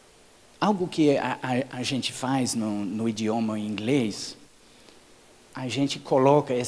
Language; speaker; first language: Portuguese; non-native, fluent; English